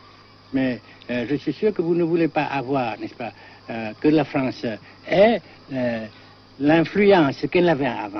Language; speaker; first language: French; non-native, fluent; Vietnamese